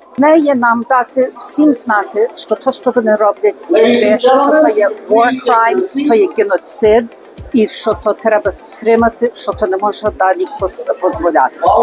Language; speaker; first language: Ukrainian; early bilingual, heritage; Ukrainian